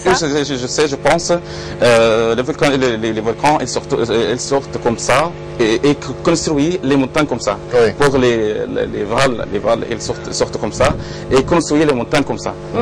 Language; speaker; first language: French; non-native, learner; Arabic